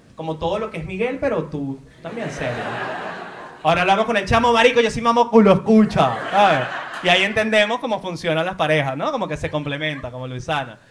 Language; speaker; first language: Spanish; native; Spanish